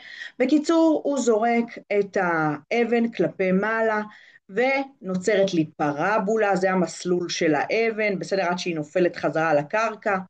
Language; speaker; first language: Hebrew; native; Hebrew